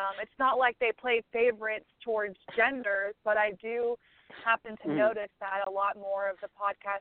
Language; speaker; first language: English; native; English